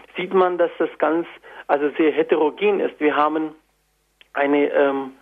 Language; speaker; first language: German; non-native, fluent; Turkish